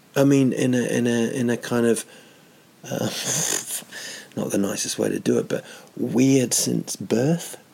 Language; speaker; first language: English; native; English